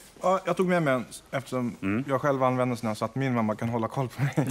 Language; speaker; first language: Swedish; native; Swedish